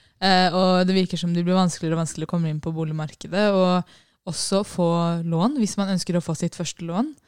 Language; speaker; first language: Norwegian; native; Norwegian